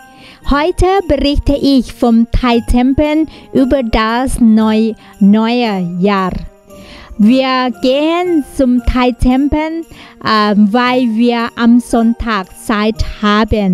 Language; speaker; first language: German; non-native, learner; Thai